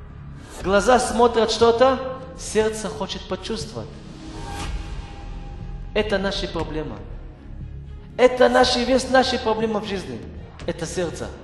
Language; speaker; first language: Russian; non-native, fluent; Hebrew